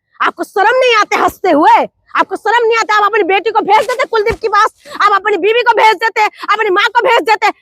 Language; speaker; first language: Hindi; non-native, local second language; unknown